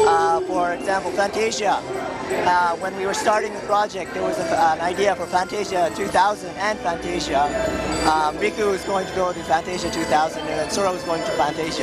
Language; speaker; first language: English; non-native, fluent; Japanese